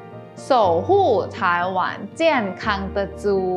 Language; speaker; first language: Chinese; non-native, fluent; Thai